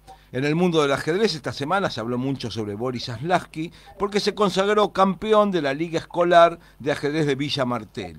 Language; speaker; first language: Spanish; native; Spanish